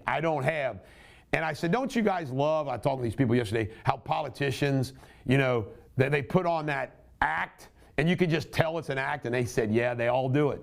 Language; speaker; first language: English; native; English